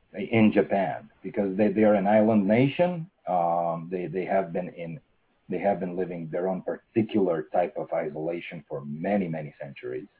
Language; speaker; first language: English; non-native, fluent; Russian